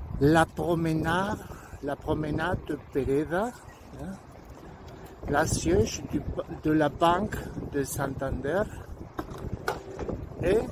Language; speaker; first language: French; non-native, learner; Spanish